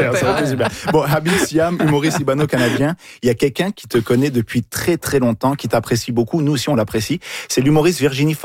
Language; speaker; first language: French; native; French